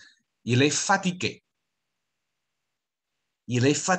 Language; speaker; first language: French; non-native, fluent; Chinese